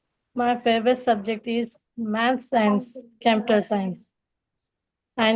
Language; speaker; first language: English; non-native, learner; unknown